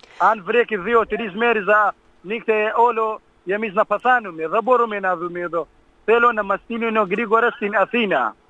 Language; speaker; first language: Greek; non-native, learner; Kurdish